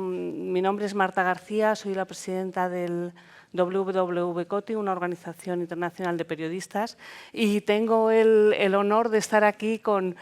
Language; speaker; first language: Spanish; native; Spanish